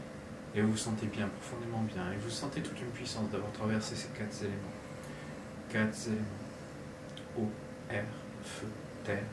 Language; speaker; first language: French; native; French